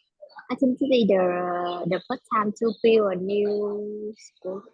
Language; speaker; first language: English; non-native, learner; Vietnamese